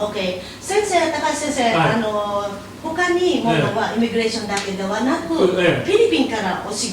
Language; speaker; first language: Japanese; non-native, learner; Filipino